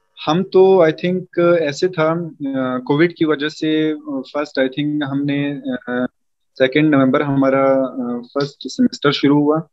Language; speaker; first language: Hindi; non-native, fluent; Pashto